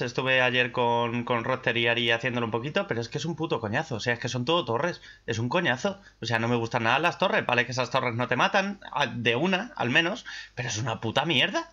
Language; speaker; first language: Spanish; native; Spanish